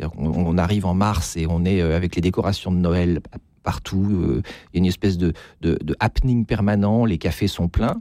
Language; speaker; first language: French; native; French